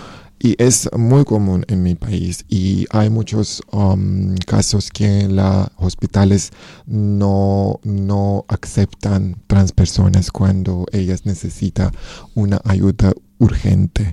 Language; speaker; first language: Spanish; non-native, learner; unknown